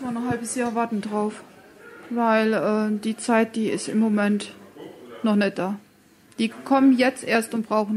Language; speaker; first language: German; native; German